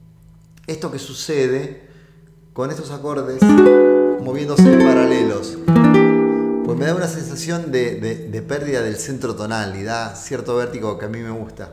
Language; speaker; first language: Spanish; native; Spanish